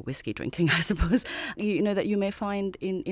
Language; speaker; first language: English; non-native, local second language; Urdu